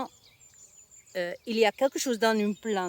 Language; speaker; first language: French; non-native, learner; Dutch